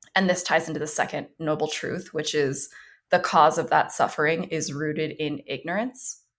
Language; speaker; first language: English; early bilingual, other home language; Chinese